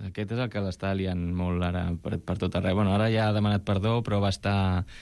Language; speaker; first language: Catalan; non-native, local second language; Spanish